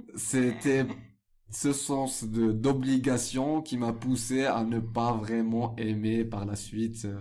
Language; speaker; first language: French; non-native, local second language; Arabic